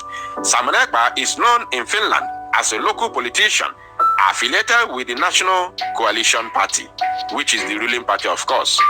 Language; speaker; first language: English; non-native, local second language; Igbo